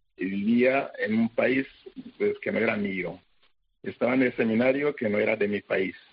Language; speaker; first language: Spanish; non-native, fluent; Kinyarwanda